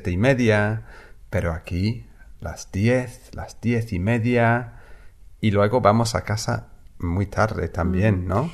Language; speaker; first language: Spanish; non-native, fluent; English